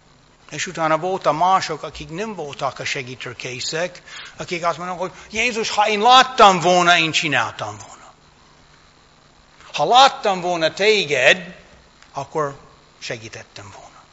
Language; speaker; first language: Hungarian; non-native, fluent; English